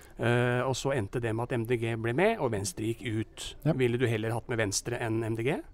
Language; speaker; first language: Norwegian; native; Norwegian